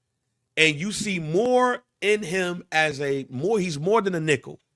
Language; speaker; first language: English; native; English